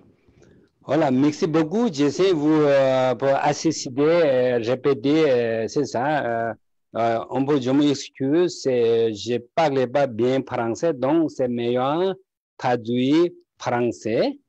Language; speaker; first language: French; non-native, learner; Tibetan